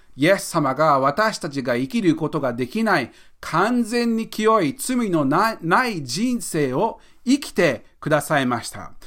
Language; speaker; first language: Japanese; non-native, fluent; English